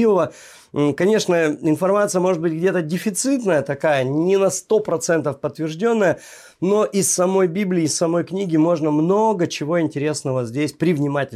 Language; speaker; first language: Russian; native; Russian